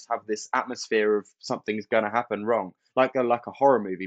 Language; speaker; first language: English; native; English